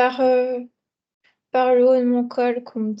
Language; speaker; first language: French; native; French